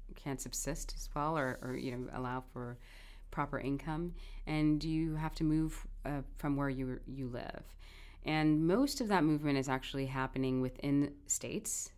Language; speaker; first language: English; native; English